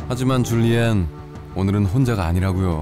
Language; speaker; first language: Korean; native; Korean